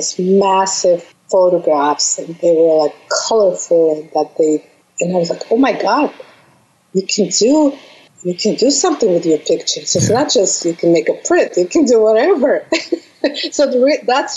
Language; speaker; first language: English; non-native, fluent; Russian